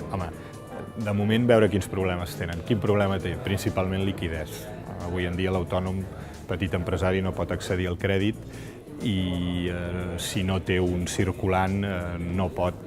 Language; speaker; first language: Catalan; native; Catalan